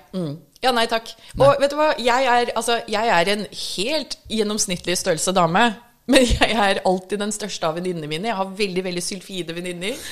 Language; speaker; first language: Norwegian; early bilingual, other home language; English